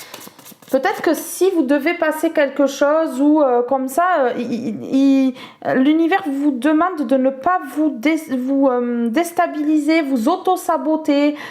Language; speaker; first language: French; native; French